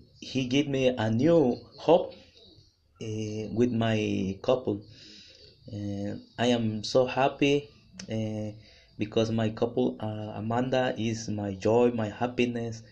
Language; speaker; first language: English; non-native, learner; Spanish